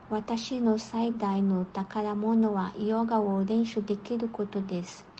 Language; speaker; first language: Japanese; non-native, learner; Portuguese